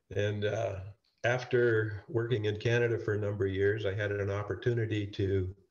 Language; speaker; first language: English; native; English